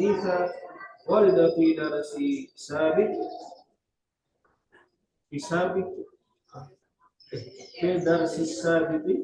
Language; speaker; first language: Arabic; non-native, learner; Indonesian